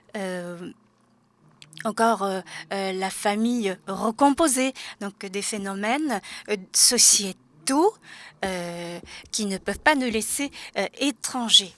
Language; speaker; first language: French; non-native, fluent; Japanese